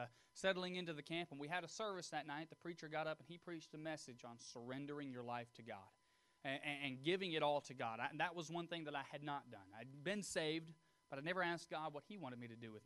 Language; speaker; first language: English; native; English